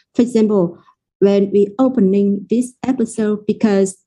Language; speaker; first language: English; non-native, fluent; Vietnamese